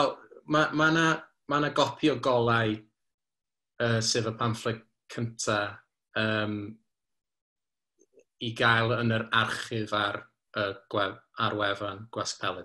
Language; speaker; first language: Welsh; native; Welsh